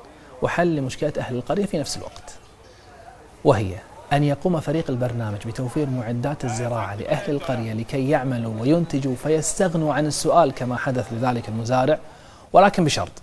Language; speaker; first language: Arabic; native; Arabic